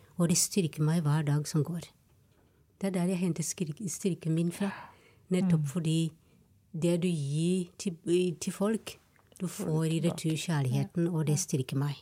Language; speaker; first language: Norwegian; non-native, fluent; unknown